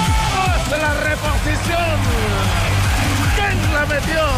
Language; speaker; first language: Spanish; native; Spanish